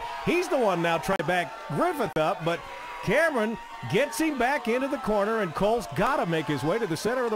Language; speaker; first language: English; native; English